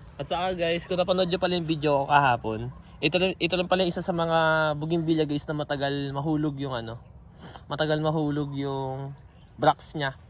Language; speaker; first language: Filipino; native; Filipino